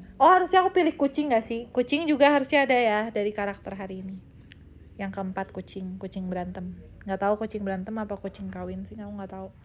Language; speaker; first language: Indonesian; native; Indonesian